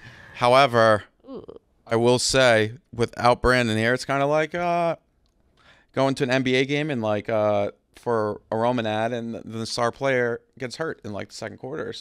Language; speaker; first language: English; native; English